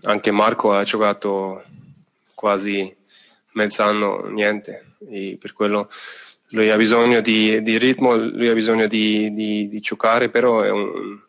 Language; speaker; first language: Italian; non-native, fluent; German